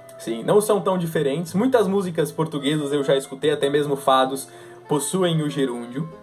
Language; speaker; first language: Portuguese; native; Portuguese